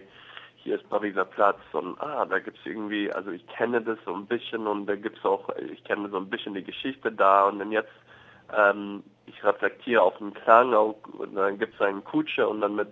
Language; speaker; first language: German; non-native, fluent; English